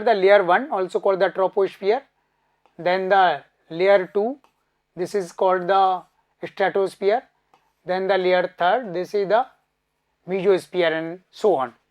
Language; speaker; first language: English; non-native, local second language; Hindi